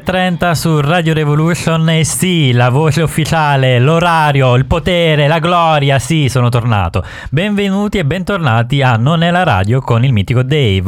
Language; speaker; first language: Italian; native; Italian